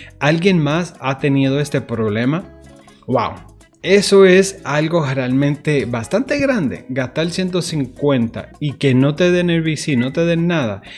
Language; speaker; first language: Spanish; early bilingual, heritage; Spanish